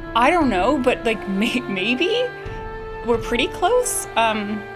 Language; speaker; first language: English; native; English